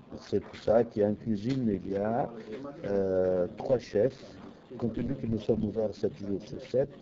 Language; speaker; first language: French; non-native, fluent; Italian